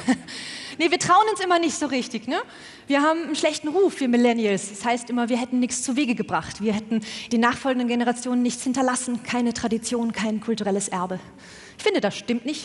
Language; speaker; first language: German; native; German